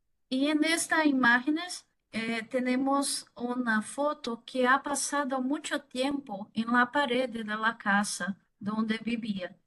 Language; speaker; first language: Spanish; non-native, fluent; Portuguese